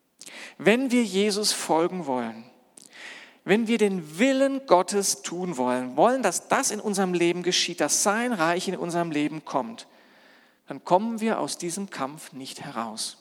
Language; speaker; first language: German; native; German